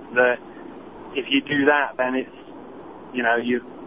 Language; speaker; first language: English; native; English